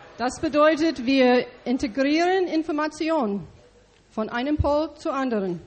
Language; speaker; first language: German; non-native, learner; English